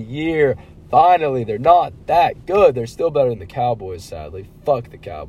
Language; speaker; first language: English; native; English